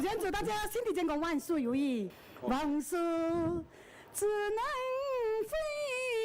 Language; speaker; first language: Chinese; native; Chinese